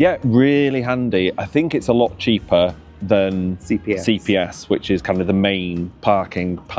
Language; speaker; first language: English; native; English